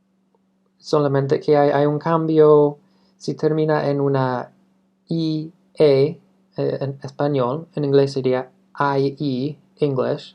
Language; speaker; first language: Spanish; non-native, fluent; English